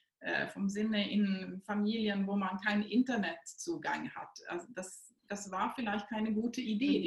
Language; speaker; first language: German; non-native, fluent; Swedish